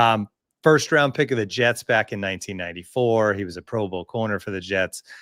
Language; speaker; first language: English; native; English